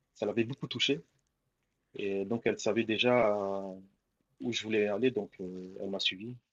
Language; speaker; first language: French; early bilingual, other home language; Comorian